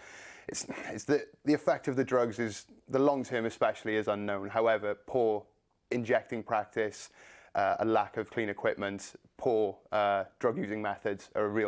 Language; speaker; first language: English; native; English